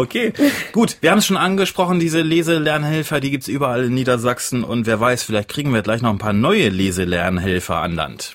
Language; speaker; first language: German; native; German